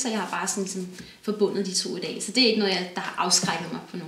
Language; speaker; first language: Danish; native; Danish